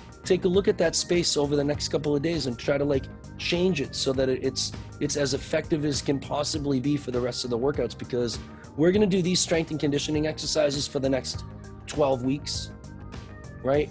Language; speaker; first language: English; native; English